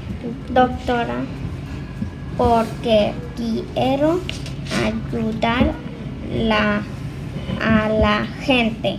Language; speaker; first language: Spanish; non-native, learner; English